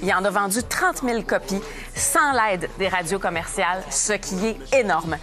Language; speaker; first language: French; native; French